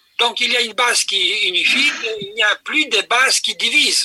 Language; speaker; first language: French; non-native, fluent; Polish